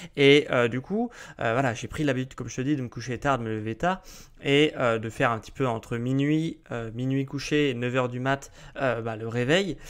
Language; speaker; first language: French; native; French